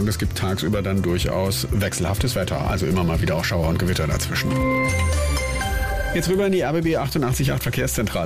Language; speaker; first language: German; native; German